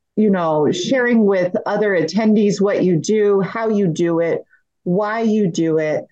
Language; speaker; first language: English; native; English